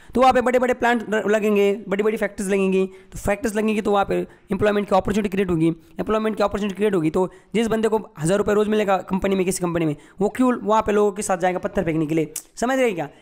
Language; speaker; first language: Hindi; non-native, local second language; Marathi